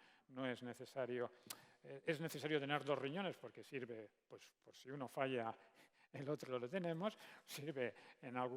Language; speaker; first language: Spanish; native; Spanish